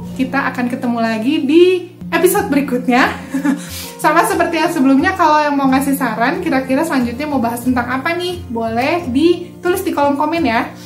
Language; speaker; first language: Indonesian; native; Indonesian